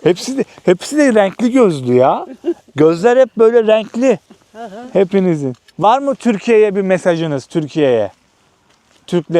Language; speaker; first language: Turkish; native; Turkish